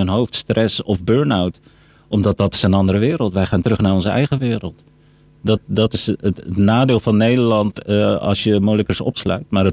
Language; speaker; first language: Dutch; early bilingual, other home language; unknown